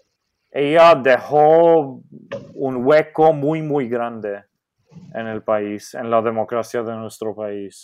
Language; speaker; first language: Spanish; non-native, fluent; Maltese